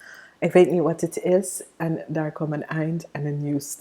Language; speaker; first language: Dutch; non-native, fluent; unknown